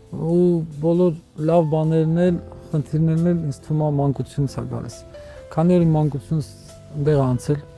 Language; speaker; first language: Armenian; native; Armenian